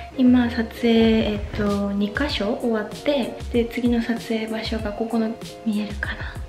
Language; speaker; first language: Japanese; native; Japanese